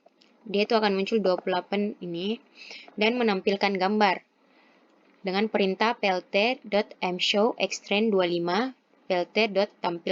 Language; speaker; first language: Indonesian; native; Indonesian